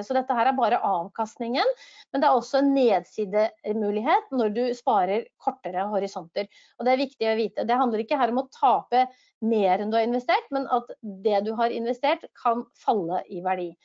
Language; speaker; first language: Norwegian; native; Norwegian